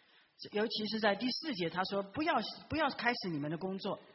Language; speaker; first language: Chinese; native; Chinese